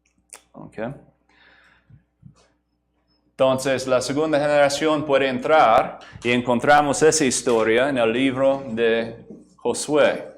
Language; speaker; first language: Spanish; non-native, fluent; English